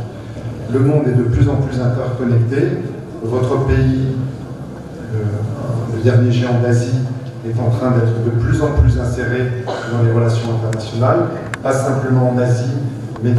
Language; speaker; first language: French; native; French